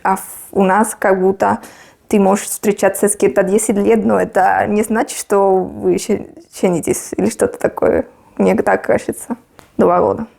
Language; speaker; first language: Russian; non-native, fluent; Spanish